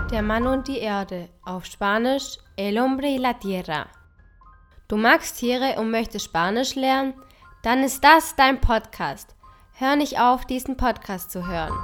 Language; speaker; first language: German; non-native, fluent; Spanish